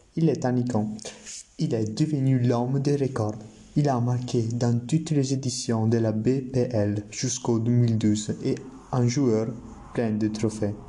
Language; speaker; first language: French; non-native, learner; Italian